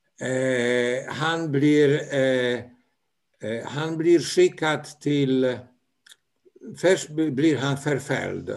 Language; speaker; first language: Swedish; non-native, fluent; Polish